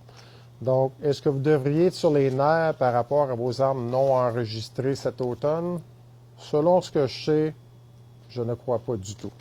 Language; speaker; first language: French; native; French